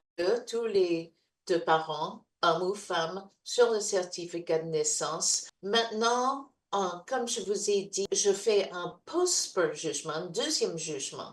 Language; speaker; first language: French; non-native, learner; English